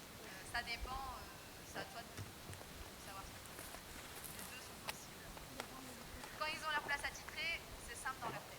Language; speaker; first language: French; native; French